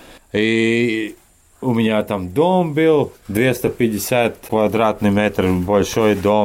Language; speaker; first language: Russian; non-native, learner; Latvian